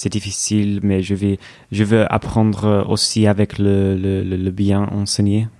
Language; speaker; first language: French; non-native, learner; English